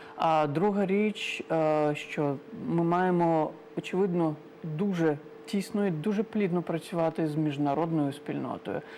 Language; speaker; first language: Ukrainian; non-native, local second language; Crimean Tatar